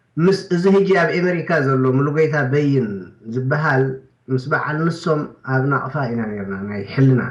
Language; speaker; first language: Tigrinya; native; Tigrinya